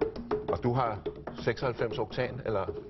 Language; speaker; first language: Danish; native; Danish